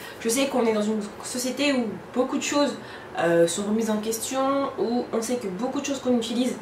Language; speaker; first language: French; native; French